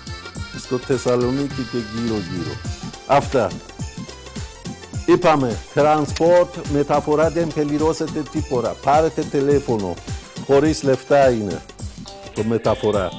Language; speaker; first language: Greek; non-native, fluent; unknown